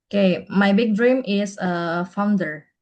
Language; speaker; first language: English; non-native, learner; Indonesian